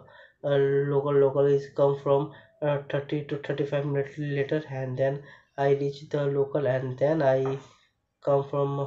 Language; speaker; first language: English; non-native, learner; Bangla